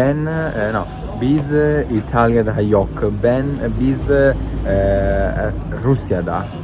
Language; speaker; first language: Turkish; non-native, learner; Italian